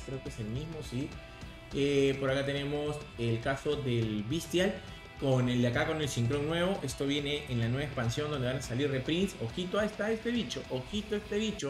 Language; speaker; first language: Spanish; native; Spanish